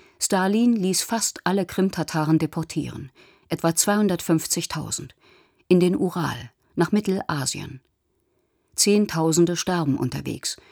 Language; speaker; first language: German; native; German